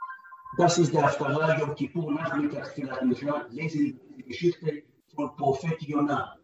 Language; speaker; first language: German; non-native, learner; Hebrew